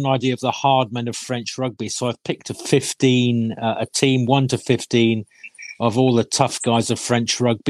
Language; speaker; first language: English; non-native, local second language; Welsh